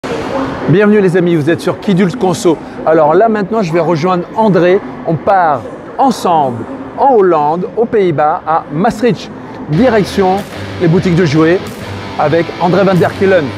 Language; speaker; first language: French; native; French